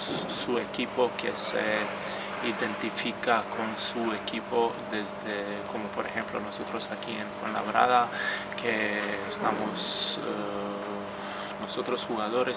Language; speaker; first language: Spanish; non-native, fluent; Croatian